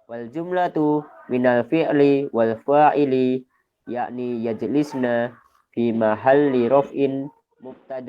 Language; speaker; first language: Arabic; non-native, learner; Indonesian